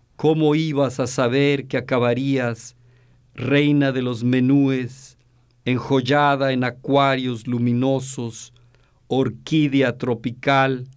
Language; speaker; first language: English; non-native, fluent; Spanish